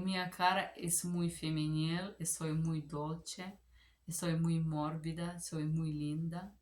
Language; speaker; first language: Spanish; non-native, learner; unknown